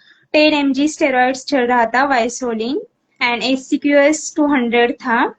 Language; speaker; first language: Hindi; native; Hindi